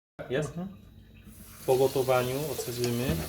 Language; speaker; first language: Polish; non-native, fluent; Vietnamese